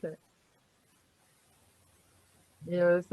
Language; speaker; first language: French; native; French